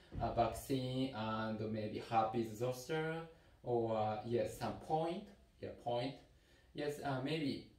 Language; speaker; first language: English; non-native, learner; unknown